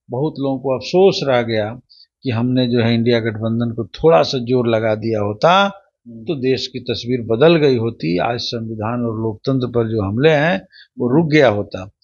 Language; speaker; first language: Hindi; native; Hindi